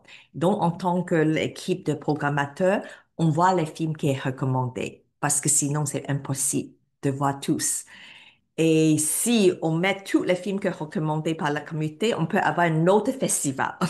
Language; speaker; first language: French; non-native, fluent; Cantonese